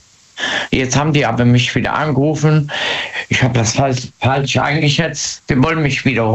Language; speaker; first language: German; native; German